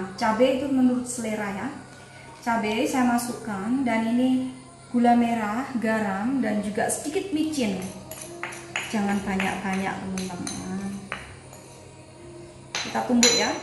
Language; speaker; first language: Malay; non-native, local second language; Javanese